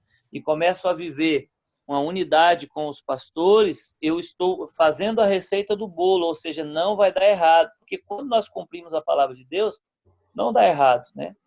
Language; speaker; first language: Portuguese; native; Portuguese